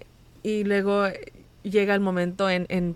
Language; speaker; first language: Spanish; early bilingual, heritage; Spanish